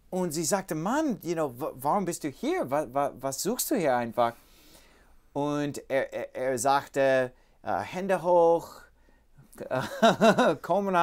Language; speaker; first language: German; non-native, learner; English